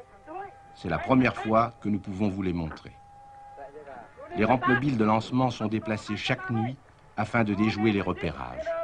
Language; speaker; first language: French; native; French